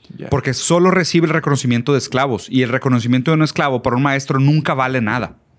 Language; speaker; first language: Spanish; early bilingual, other home language; Portuguese